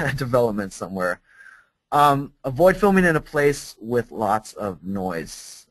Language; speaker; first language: English; native; English